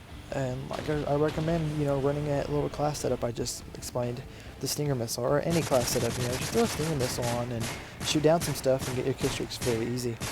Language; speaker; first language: English; native; English